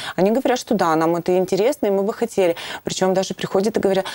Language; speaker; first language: Russian; native; Russian